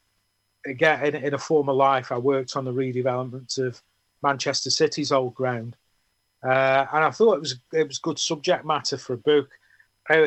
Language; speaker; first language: English; native; English